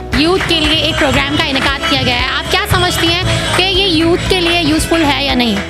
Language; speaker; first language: Urdu; native; Urdu